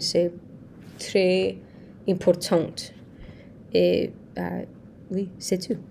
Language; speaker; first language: French; non-native, learner; English